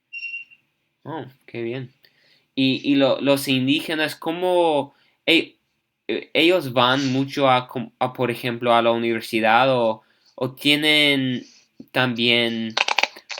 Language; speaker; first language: Spanish; non-native, fluent; English